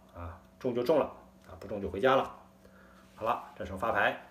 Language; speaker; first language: Chinese; native; Chinese